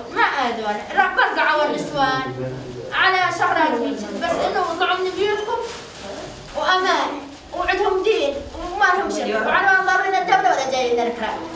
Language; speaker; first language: Arabic; native; Arabic